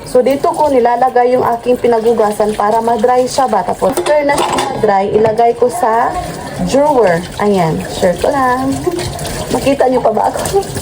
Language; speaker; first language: Filipino; non-native, local second language; Cebuano